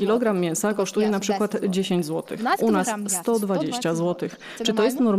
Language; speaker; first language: Ukrainian; native; Ukrainian